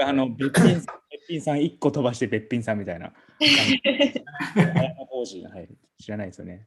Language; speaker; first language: Japanese; native; Japanese